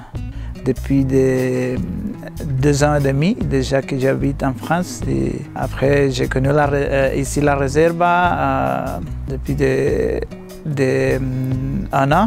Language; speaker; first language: French; non-native, learner; Spanish